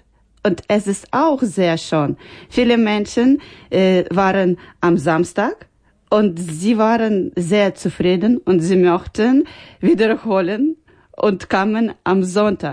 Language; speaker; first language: German; non-native, learner; Ukrainian